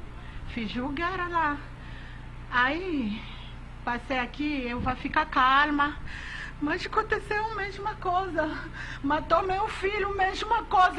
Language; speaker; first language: Portuguese; non-native, learner; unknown